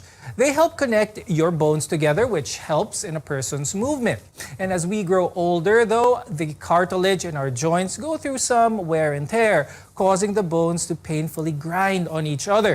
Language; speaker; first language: English; non-native, local second language; Filipino